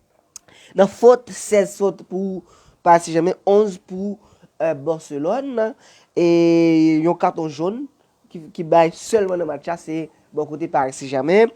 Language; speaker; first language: French; non-native, learner; Haitian Creole